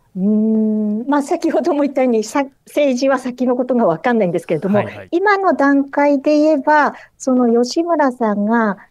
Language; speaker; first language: Japanese; native; Japanese